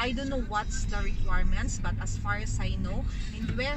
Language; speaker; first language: English; non-native, local second language; Filipino